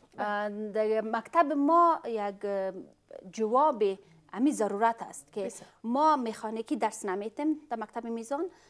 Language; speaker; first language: Persian; non-native, fluent; Pashto